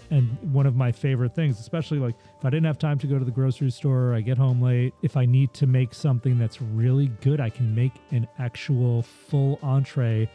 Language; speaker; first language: English; native; English